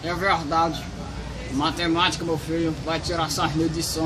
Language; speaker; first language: Portuguese; native; Portuguese